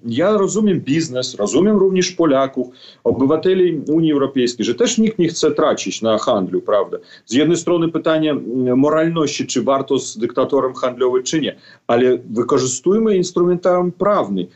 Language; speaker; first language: Polish; non-native, fluent; Belarusian